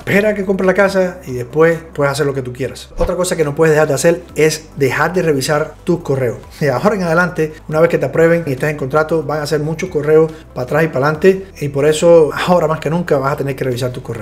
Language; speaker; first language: Spanish; native; Spanish